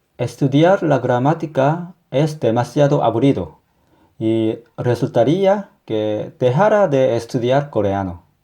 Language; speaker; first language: Spanish; non-native, fluent; Korean